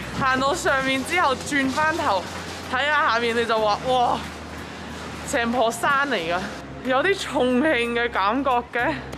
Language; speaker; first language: Chinese; early bilingual, heritage; Chinese